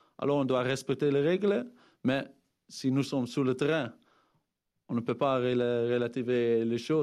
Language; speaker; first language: French; non-native, fluent; Dutch